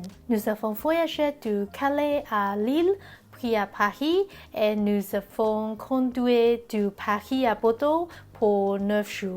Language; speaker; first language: French; non-native, learner; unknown